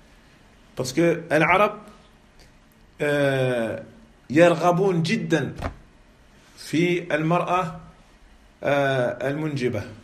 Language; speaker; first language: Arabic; non-native, fluent; French